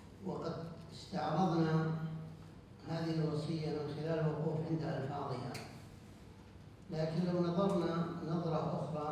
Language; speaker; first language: Arabic; native; Arabic